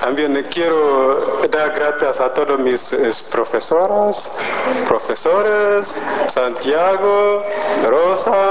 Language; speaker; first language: Spanish; non-native, learner; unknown